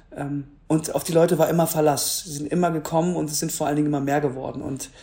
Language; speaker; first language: German; native; German